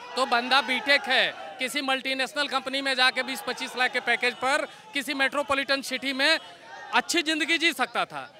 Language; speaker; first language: Hindi; native; Hindi